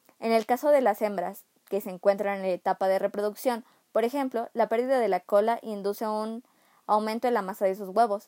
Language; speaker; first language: Spanish; native; Spanish